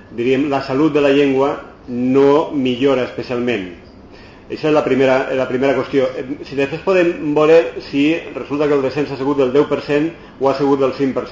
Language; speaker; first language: Catalan; non-native, local second language; Spanish